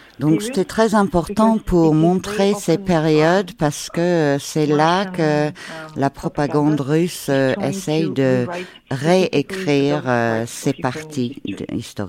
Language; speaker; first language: French; non-native, fluent; Ukrainian